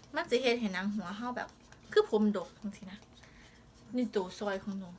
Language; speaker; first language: Thai; native; Thai